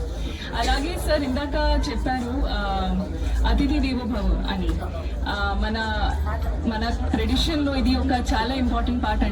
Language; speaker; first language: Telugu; non-native, learner; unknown